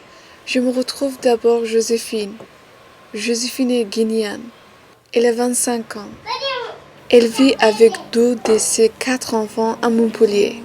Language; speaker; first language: French; non-native, learner; Persian